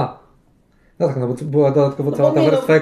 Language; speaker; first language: Polish; native; Polish